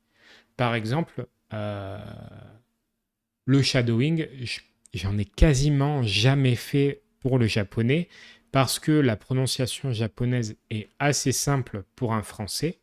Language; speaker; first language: French; native; French